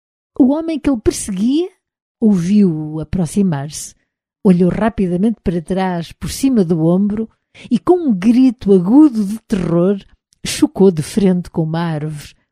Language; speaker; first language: Portuguese; native; Portuguese